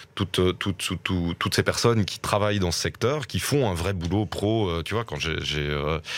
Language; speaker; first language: French; native; French